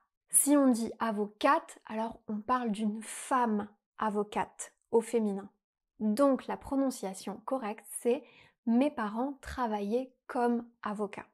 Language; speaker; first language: French; native; French